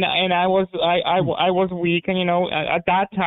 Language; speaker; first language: English; non-native, fluent; Polish